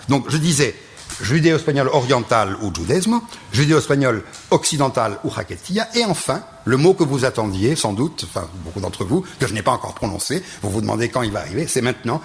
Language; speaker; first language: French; non-native, local second language; Ladino